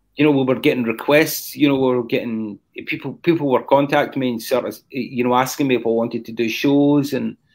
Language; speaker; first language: English; native; English